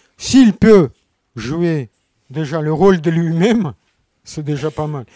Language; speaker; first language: French; non-native, fluent; Russian